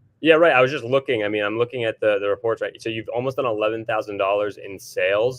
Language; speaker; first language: English; native; English